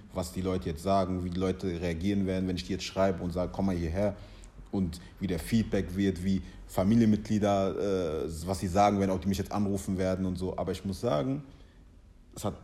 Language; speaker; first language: German; early bilingual, other home language; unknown